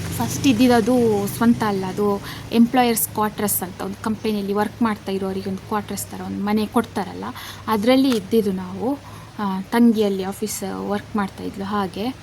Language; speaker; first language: Kannada; non-native, local second language; Tulu